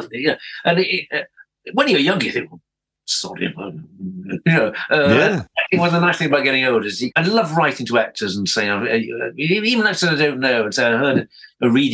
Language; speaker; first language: English; native; English